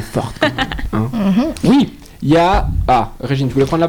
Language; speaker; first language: French; native; French